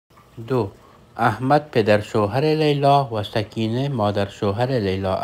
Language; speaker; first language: Persian; non-native, fluent; Urdu